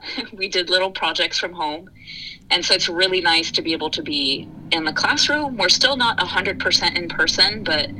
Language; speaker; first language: English; early bilingual, other home language; French